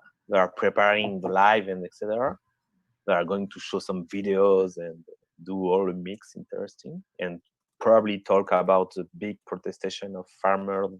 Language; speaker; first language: English; non-native, fluent; French